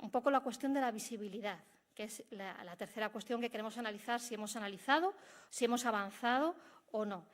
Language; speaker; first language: Spanish; native; Spanish